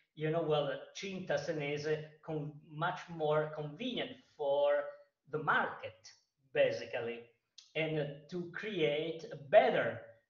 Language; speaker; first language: English; non-native, fluent; Italian